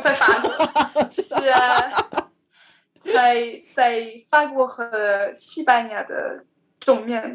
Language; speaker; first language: Chinese; non-native, learner; French